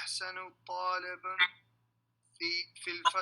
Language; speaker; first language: Arabic; non-native, learner; English